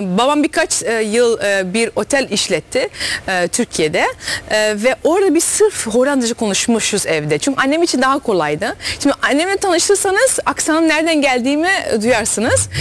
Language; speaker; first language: Turkish; early bilingual, heritage; Dutch